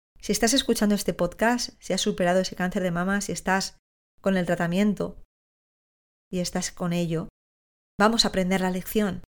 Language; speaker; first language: Spanish; native; Spanish